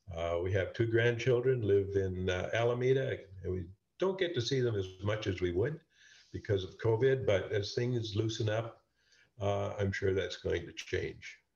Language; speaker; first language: English; native; English